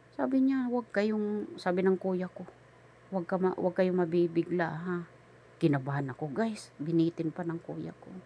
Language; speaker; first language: Filipino; native; Filipino